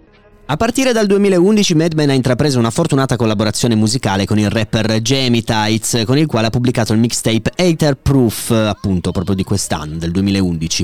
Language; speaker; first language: Italian; native; Italian